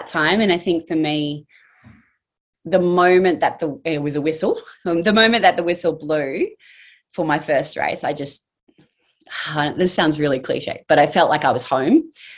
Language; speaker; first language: English; native; English